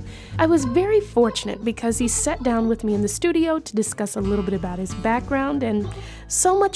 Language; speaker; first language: English; native; English